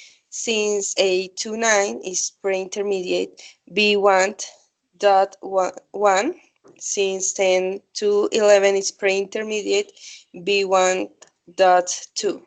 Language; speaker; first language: English; non-native, learner; Spanish